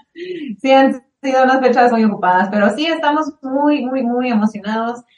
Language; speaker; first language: Spanish; early bilingual, heritage; Spanish